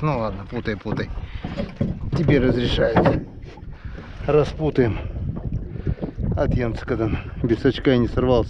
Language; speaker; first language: Russian; native; Russian